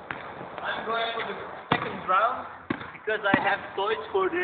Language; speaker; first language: English; non-native, learner; Dutch